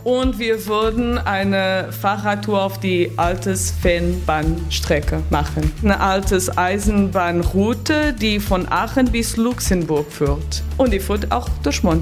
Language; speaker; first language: German; non-native, fluent; Portuguese